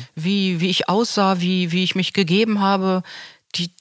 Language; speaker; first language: German; native; German